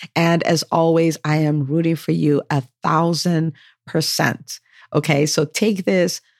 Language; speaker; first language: English; native; English